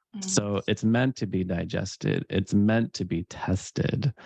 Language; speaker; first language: English; native; English